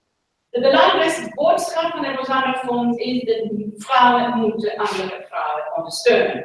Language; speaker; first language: Dutch; non-native, fluent; English